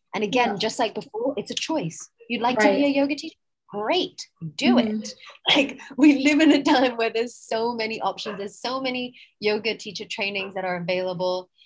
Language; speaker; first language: English; native; English